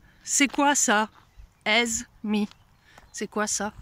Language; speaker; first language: French; non-native, fluent; Hungarian